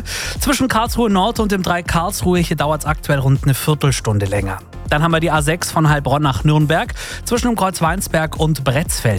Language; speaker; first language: German; native; German